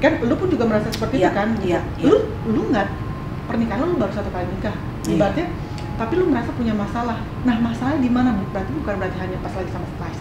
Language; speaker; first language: Indonesian; native; Indonesian